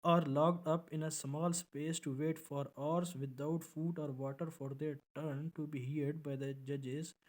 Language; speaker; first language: English; non-native, local second language; Urdu